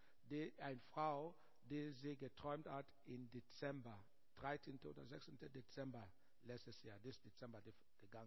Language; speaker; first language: German; non-native, learner; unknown